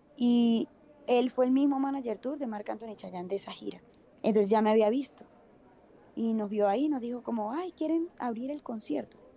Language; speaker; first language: Spanish; native; Spanish